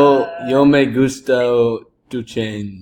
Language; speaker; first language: Spanish; non-native, learner; English